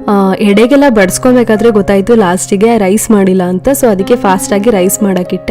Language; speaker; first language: Kannada; native; Kannada